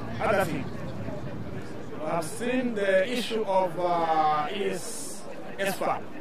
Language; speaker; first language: English; non-native, learner; Rundi